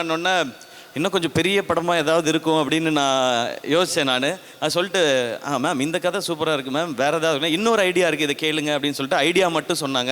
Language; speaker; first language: Tamil; native; Tamil